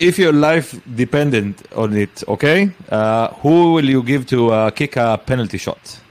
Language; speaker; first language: English; non-native, fluent; Hebrew